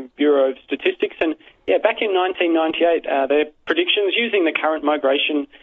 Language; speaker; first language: English; native; English